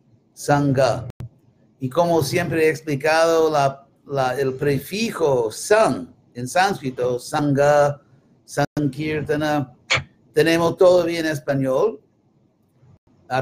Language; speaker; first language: Spanish; non-native, fluent; English